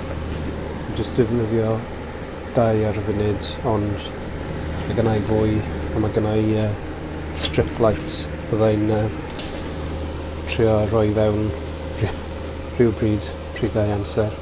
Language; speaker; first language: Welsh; non-native, local second language; English